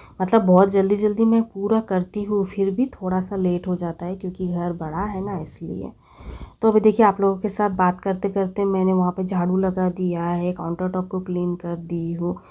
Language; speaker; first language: Hindi; non-native, local second language; Bangla